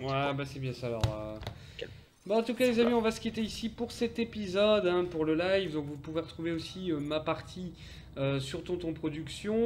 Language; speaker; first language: French; native; French